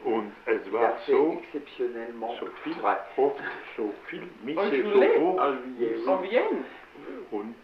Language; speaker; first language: German; non-native, learner; French